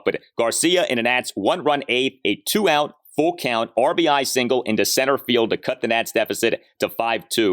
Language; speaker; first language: English; native; English